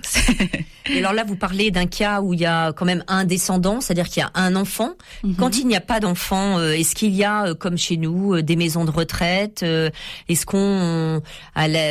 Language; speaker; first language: French; native; French